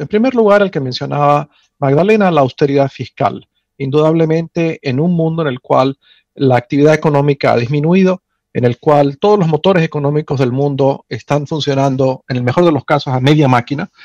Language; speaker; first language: Spanish; native; Spanish